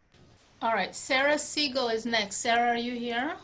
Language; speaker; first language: English; native; English